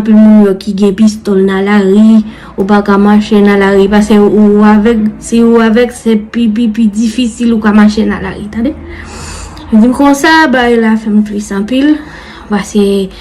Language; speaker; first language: Haitian Creole; non-native, learner; Spanish